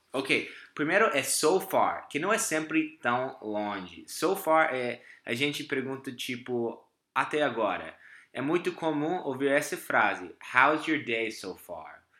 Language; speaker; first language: Portuguese; non-native, fluent; English